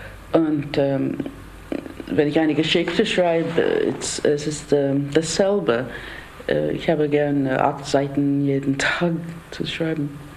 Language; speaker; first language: German; non-native, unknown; English